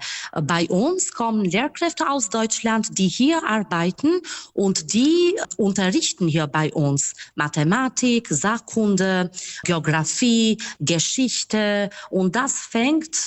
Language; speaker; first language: German; non-native, fluent; Albanian